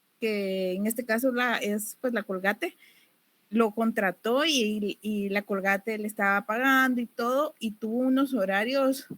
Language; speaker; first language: Spanish; native; Spanish